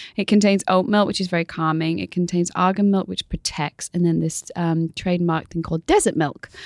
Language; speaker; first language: English; native; English